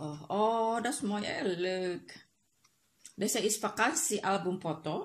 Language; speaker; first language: Dutch; non-native, learner; Indonesian